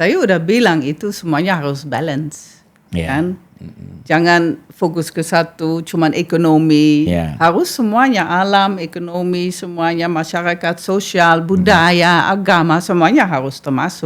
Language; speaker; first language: Indonesian; non-native, fluent; Dutch